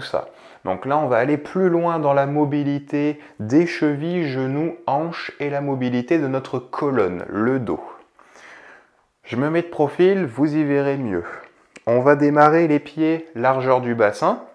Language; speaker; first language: French; native; French